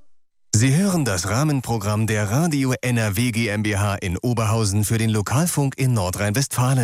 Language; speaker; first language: German; native; German